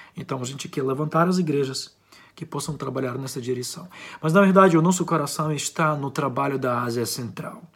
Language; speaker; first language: Portuguese; non-native, fluent; Ukrainian